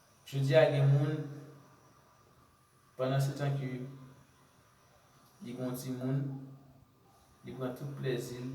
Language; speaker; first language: French; non-native, learner; Haitian Creole